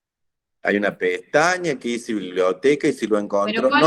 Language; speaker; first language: Spanish; native; Spanish